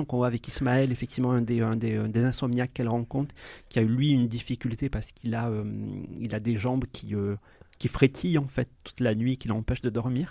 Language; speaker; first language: French; native; French